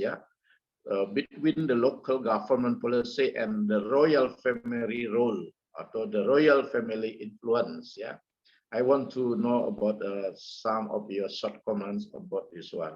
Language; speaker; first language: English; non-native, fluent; Indonesian